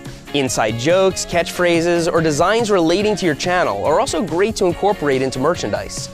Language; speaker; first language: English; native; English